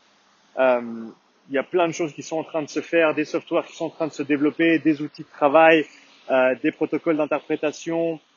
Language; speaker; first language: French; native; French